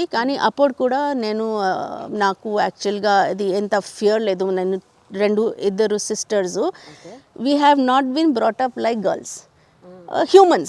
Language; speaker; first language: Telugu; non-native, fluent; Hindi